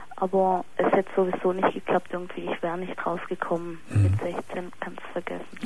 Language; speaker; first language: German; early bilingual, other home language; Turkish